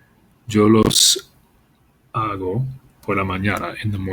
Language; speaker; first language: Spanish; non-native, fluent; English